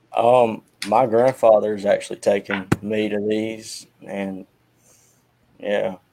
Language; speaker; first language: English; native; English